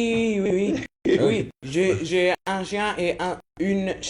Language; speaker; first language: French; non-native, learner; Italian